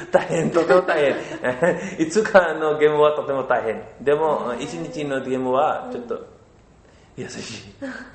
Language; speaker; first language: Japanese; non-native, learner; Bangla